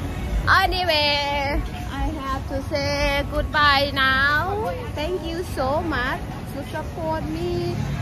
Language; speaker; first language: English; non-native, learner; Thai